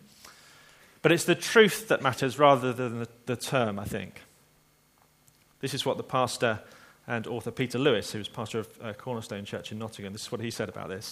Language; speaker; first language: English; native; English